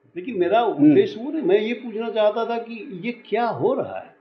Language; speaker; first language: Hindi; native; Hindi